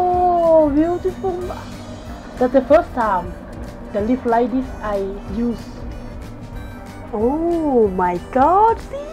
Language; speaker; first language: English; non-native, learner; Thai